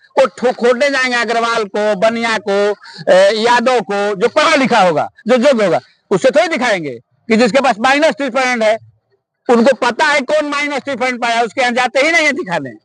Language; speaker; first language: Hindi; native; Hindi